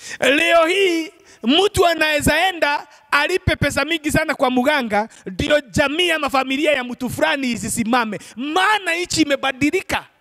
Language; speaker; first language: Swahili; non-native, local second language; Kikuyu